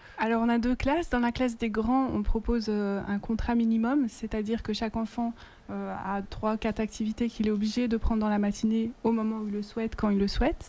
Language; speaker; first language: French; native; French